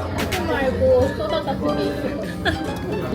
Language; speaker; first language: Korean; non-native, fluent; Hindi